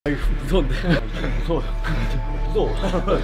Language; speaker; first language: Korean; native; Korean